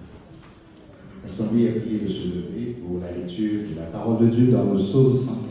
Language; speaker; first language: French; non-native, local second language; Haitian Creole